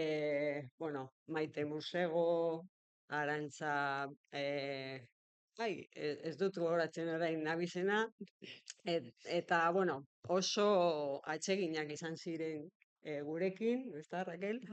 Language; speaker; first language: Basque; non-native, local second language; Spanish